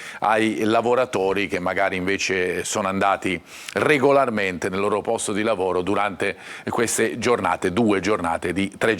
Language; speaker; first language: Italian; native; Italian